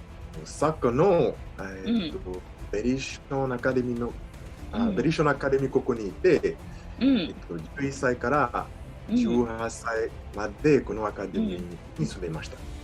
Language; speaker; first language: Japanese; non-native, learner; French